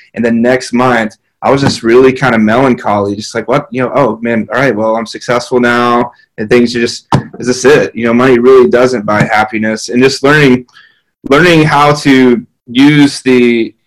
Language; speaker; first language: English; native; English